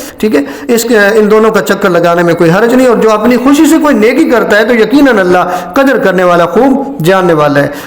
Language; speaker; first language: Urdu; non-native, local second language; Punjabi